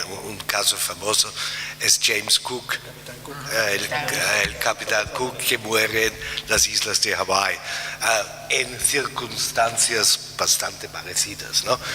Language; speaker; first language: Spanish; non-native, fluent; German